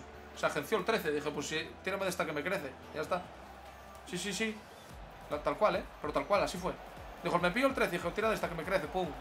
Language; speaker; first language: Spanish; native; Spanish